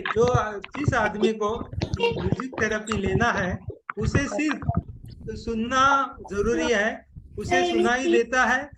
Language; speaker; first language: Hindi; non-native, local second language; Marathi